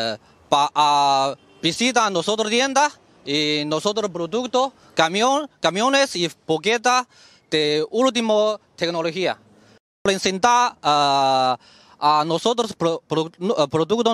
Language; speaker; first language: Spanish; non-native, learner; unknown